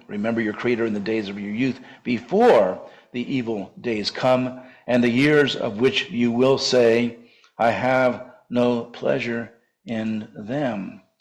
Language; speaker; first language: English; native; English